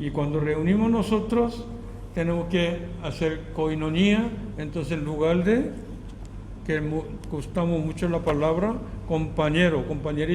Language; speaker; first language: Spanish; non-native, learner; Korean